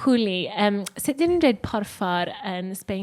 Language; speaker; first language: Welsh; native; Welsh